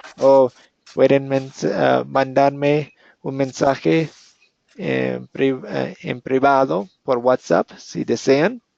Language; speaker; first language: Spanish; non-native, fluent; English